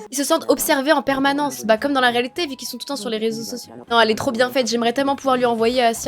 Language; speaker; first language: French; native; French